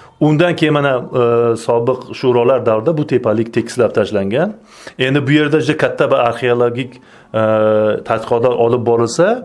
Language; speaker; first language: Uzbek; native; Uzbek